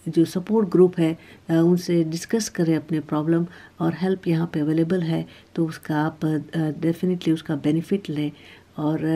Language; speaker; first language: Hindi; native; Hindi